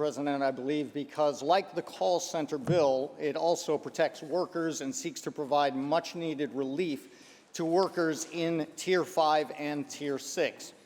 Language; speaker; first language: English; native; English